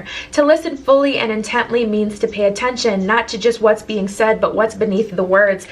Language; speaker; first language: English; native; English